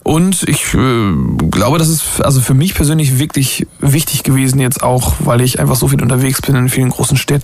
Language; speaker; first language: German; native; German